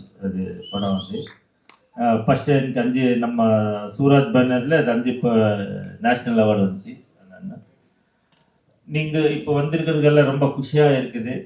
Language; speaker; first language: Tamil; non-native, learner; Kannada